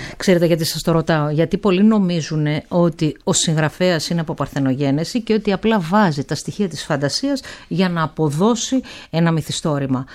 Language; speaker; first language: Greek; native; Greek